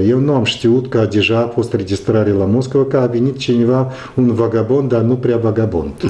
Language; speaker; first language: Romanian; non-native, local second language; Russian